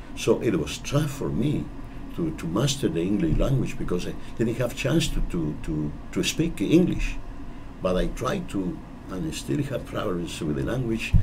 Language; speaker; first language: English; non-native, fluent; Spanish